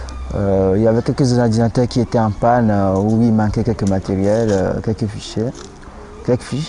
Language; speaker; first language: French; non-native, local second language; Ewe